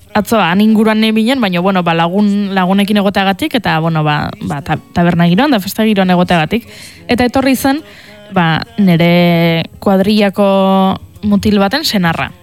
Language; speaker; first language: Basque; native; Basque